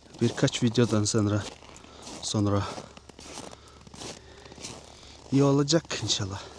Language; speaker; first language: Turkish; non-native, learner; Mongolian